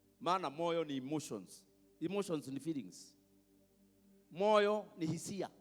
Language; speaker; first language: Swahili; non-native, local second language; Kikuyu